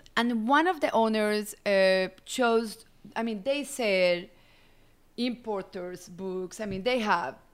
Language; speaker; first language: English; non-native, fluent; Spanish